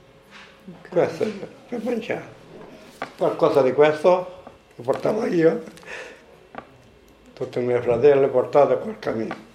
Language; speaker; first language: Italian; non-native, local second language; Sicilian